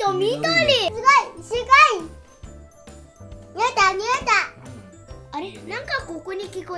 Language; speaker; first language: Japanese; early bilingual, heritage; Japanese